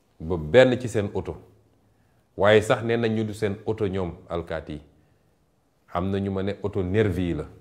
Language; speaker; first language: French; non-native, local second language; Wolof